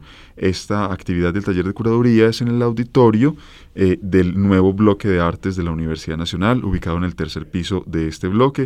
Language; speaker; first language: Spanish; native; Spanish